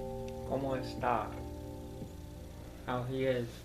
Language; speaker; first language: Spanish; non-native, learner; English